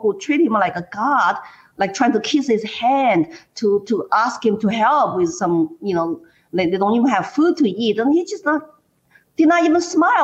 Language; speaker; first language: English; non-native, fluent; Chinese